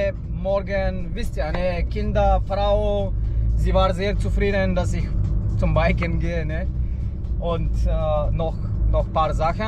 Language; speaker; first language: German; non-native, fluent; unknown